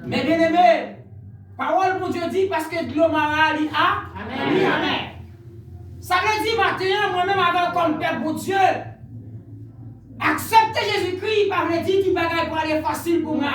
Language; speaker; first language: French; non-native, local second language; Haitian Creole